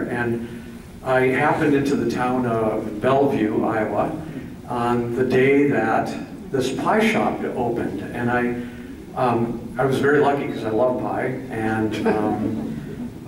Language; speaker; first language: English; native; English